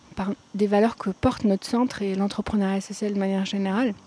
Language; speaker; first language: French; non-native, local second language; Arabic